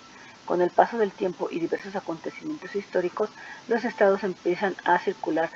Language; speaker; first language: Spanish; native; Spanish